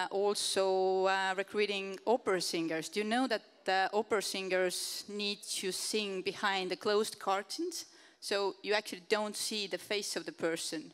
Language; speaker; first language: English; non-native, fluent; Estonian